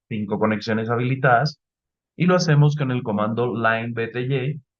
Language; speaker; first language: Spanish; native; Spanish